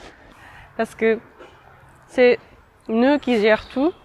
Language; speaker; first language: French; non-native, fluent; Japanese